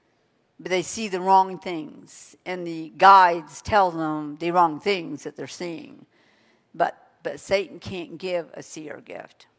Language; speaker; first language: English; native; English